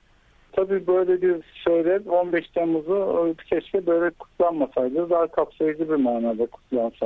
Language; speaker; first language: Turkish; native; Turkish